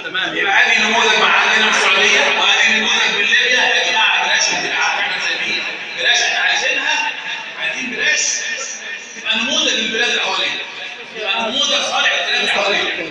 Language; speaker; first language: Arabic; native; Arabic